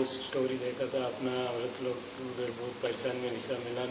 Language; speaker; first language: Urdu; non-native, learner; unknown